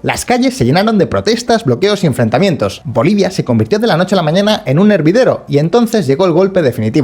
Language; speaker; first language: Spanish; native; Spanish